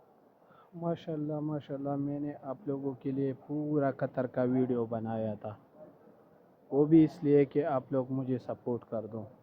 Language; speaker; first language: Hindi; non-native, local second language; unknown